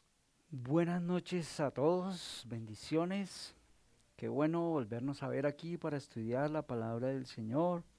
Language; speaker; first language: Spanish; native; Spanish